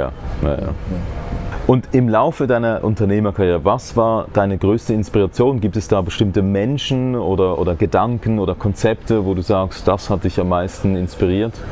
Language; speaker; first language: German; native; German